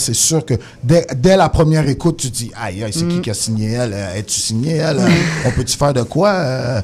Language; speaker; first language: French; native; French